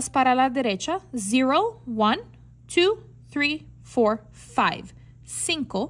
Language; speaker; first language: Spanish; non-native, learner; English